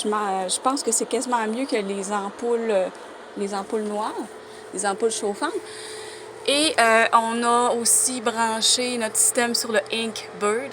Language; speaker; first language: French; native; French